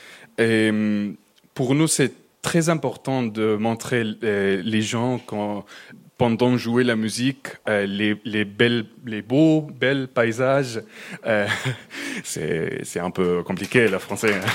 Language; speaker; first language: French; non-native, fluent; Arabic